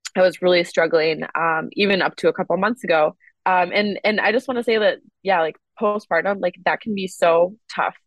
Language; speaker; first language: English; native; English